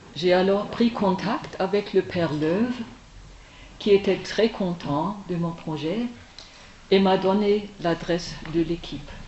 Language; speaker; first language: French; non-native, fluent; German